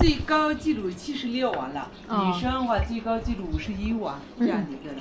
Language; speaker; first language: Chinese; native; Chinese